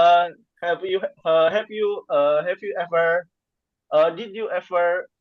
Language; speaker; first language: English; non-native, fluent; Indonesian